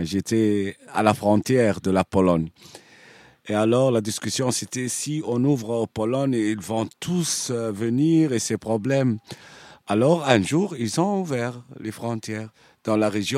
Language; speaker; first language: French; non-native, fluent; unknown